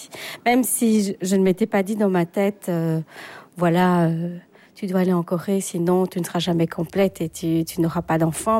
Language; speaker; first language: French; native; French